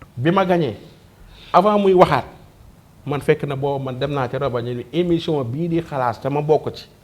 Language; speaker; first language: Wolof; native; Wolof